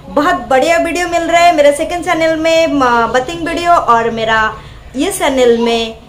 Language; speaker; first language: Hindi; non-native, local second language; Bangla